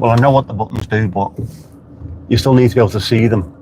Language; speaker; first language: English; native; English